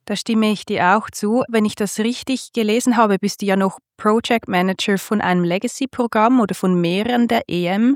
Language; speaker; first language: German; native; German